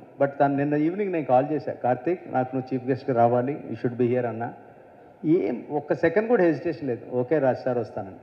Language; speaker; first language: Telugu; native; Telugu